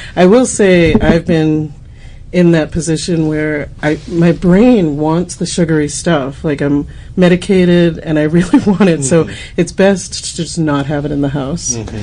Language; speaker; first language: English; native; English